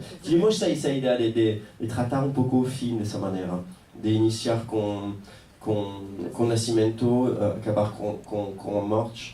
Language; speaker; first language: Portuguese; non-native, fluent; French